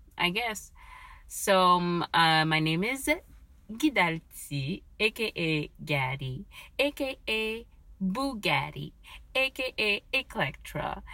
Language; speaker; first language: English; non-native, fluent; French